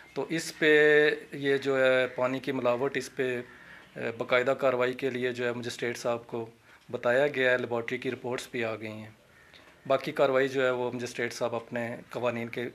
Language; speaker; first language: Urdu; native; Urdu